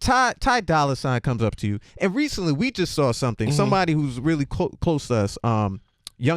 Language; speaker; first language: English; native; English